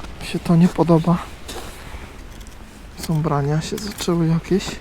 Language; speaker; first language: Polish; native; Polish